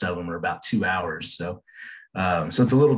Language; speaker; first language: English; native; English